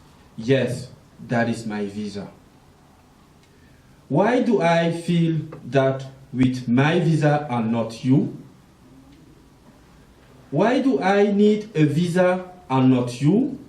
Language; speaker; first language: English; non-native, local second language; French